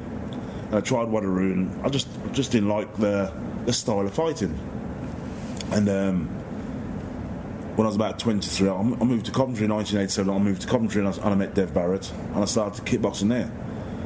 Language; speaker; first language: English; native; English